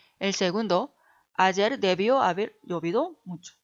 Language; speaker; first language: Spanish; non-native, fluent; Korean